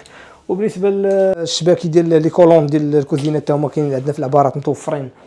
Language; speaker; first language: Arabic; native; Arabic